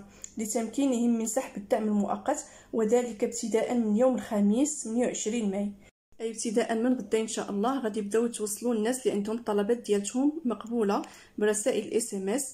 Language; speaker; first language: Arabic; native; Arabic